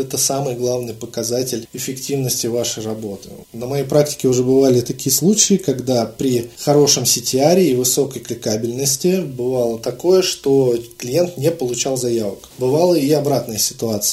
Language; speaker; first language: Russian; native; Russian